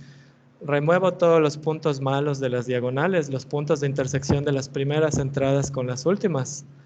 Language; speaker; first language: Spanish; native; Spanish